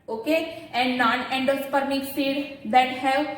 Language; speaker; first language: Hindi; non-native, local second language; Gujarati